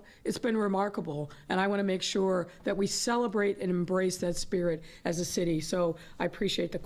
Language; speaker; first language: English; native; English